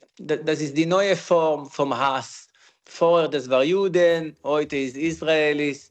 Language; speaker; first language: German; non-native, learner; Hebrew